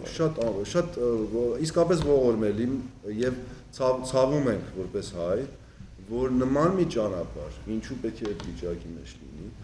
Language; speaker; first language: Armenian; early bilingual, heritage; Armenian